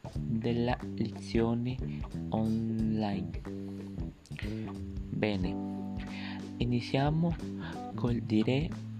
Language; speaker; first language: Italian; non-native, learner; Spanish